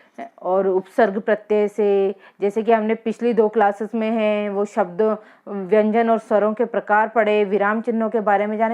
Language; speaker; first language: Hindi; native; Hindi